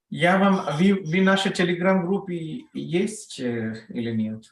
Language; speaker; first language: Russian; non-native, fluent; Telugu